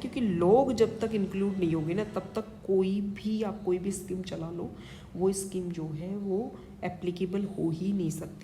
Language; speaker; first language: Hindi; native; Hindi